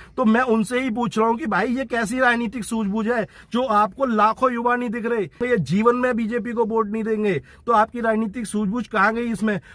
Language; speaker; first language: Hindi; native; Hindi